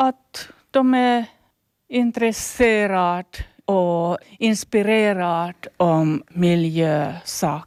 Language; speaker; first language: Swedish; non-native, local second language; Finnish